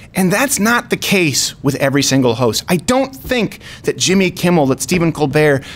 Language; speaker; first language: English; native; English